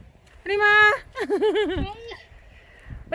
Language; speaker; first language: Korean; non-native, fluent; Filipino